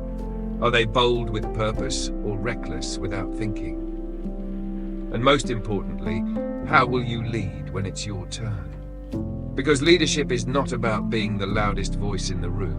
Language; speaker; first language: English; native; English